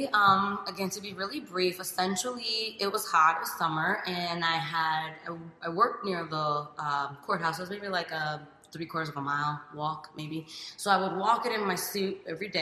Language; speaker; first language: English; native; English